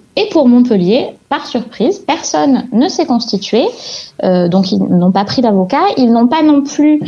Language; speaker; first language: French; native; French